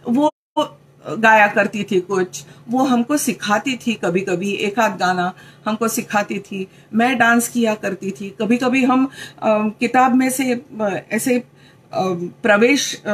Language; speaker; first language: Hindi; non-native, local second language; Marathi